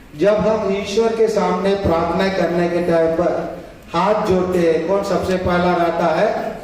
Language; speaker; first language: Hindi; non-native, local second language; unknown